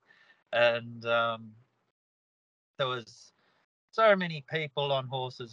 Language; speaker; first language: English; native; English